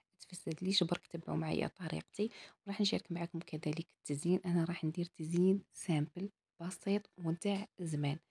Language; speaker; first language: Arabic; native; Arabic